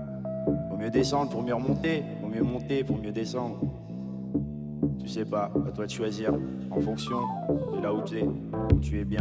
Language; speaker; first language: French; native; French